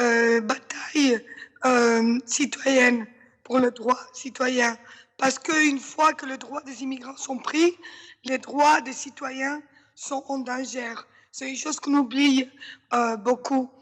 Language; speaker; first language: French; non-native, fluent; Spanish